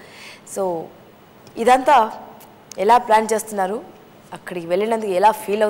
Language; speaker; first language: Telugu; native; Telugu